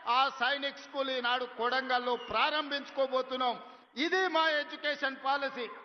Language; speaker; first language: Telugu; native; Telugu